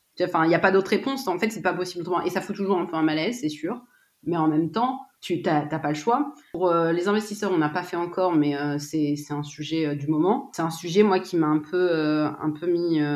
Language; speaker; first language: French; native; French